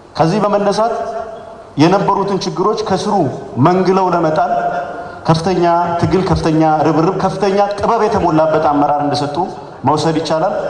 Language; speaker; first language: Amharic; non-native, local second language; Oromo